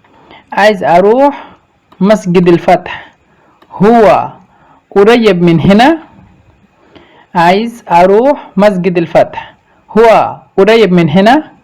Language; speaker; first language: Arabic; non-native, fluent; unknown